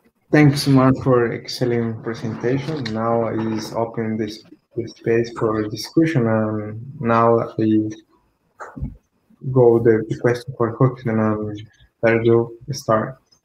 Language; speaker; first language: English; non-native, learner; Portuguese